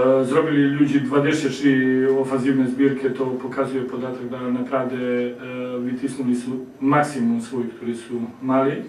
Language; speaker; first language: Polish; non-native, learner; Croatian